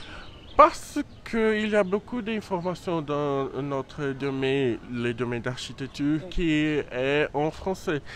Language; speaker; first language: French; non-native, learner; Portuguese